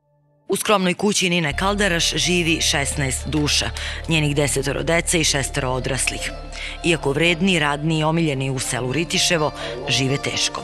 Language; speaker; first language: Serbian; native; Serbian